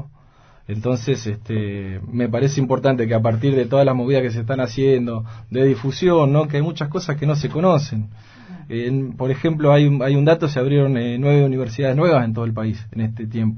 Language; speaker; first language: Spanish; native; Spanish